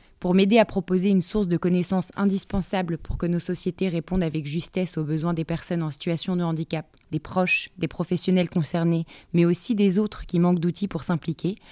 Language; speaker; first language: French; native; French